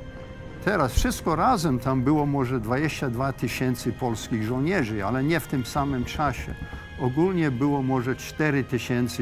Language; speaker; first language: Polish; early bilingual, heritage; English